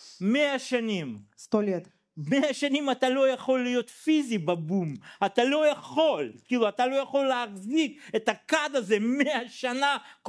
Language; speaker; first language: Hebrew; non-native, fluent; Russian